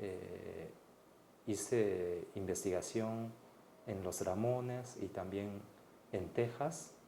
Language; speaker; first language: Spanish; non-native, fluent; Japanese